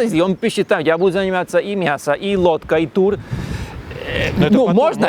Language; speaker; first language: Russian; non-native, learner; Spanish